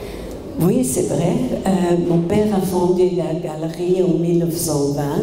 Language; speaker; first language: French; non-native, fluent; German